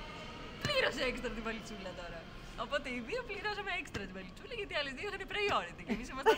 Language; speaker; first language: Greek; native; Greek